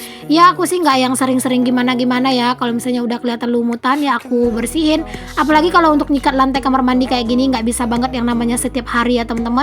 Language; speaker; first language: Indonesian; native; Indonesian